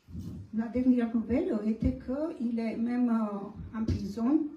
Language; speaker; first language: French; non-native, fluent; Romanian